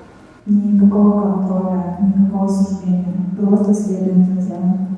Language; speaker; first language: Russian; native; Russian